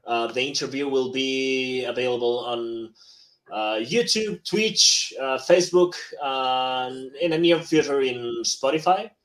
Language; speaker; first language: English; non-native, fluent; Spanish